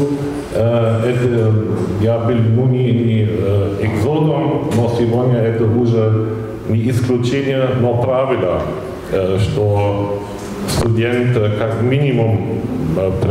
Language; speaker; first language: Russian; non-native, fluent; German